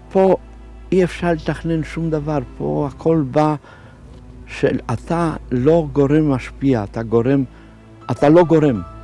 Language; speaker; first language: Hebrew; non-native, fluent; Polish